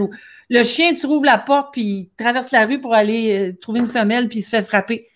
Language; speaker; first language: French; native; French